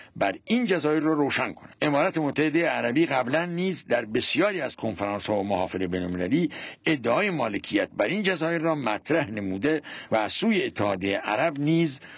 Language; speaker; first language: Persian; non-native, local second language; Central Kurdish